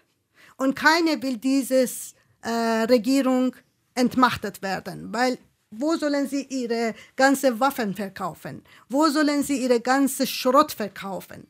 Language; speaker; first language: German; non-native, fluent; Persian